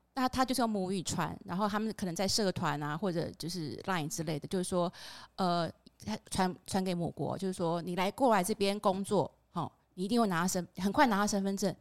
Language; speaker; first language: Chinese; non-native, fluent; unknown